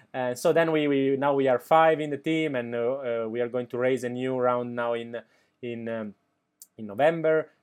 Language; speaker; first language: English; non-native, fluent; Italian